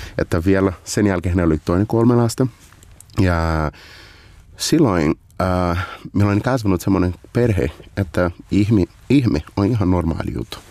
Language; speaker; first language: Finnish; non-native, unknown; Portuguese